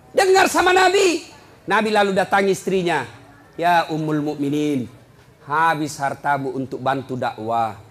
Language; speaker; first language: Indonesian; non-native, local second language; Buginese